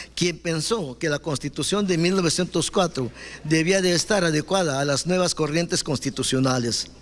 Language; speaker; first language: Spanish; non-native, local second language; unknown